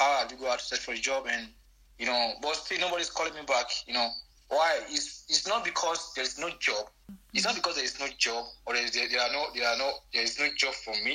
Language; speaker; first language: English; non-native, local second language; Bini